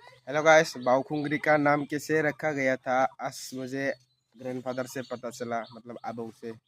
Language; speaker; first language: Hindi; non-native, local second language; Bodo